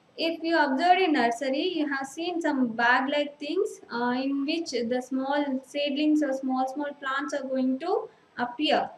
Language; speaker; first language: English; non-native, local second language; Telugu